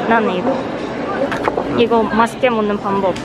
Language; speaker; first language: Korean; non-native, fluent; Japanese